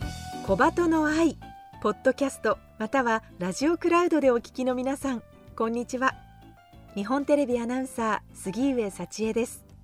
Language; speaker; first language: Japanese; native; Japanese